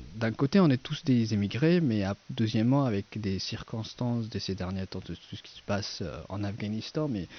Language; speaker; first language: French; non-native, fluent; Persian